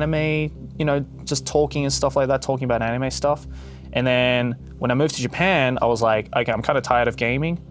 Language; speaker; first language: English; non-native, local second language; Japanese